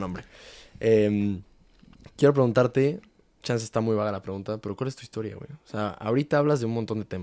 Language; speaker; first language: Spanish; native; Spanish